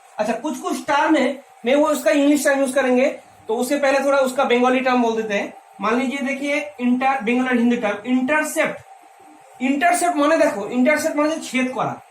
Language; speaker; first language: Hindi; non-native, local second language; Bangla